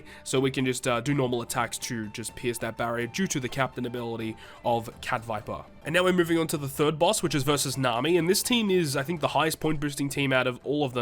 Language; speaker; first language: English; native; English